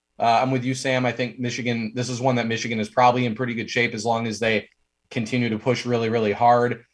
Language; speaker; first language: English; native; English